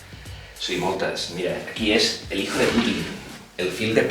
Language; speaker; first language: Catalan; non-native, local second language; Spanish